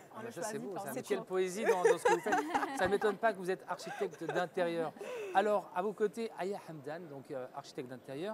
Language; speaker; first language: French; non-native, local second language; Arabic